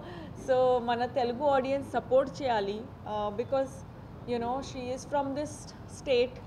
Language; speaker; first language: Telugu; non-native, fluent; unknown